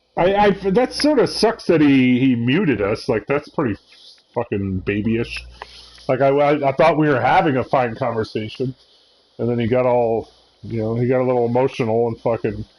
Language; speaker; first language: English; native; English